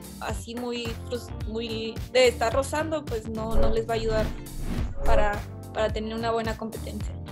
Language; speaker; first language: Spanish; native; Spanish